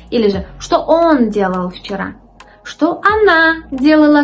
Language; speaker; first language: Russian; non-native, local second language; Uzbek